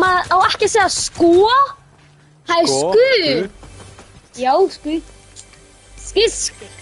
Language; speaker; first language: Icelandic; early bilingual, heritage; Icelandic